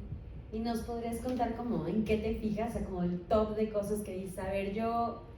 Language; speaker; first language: Spanish; native; Spanish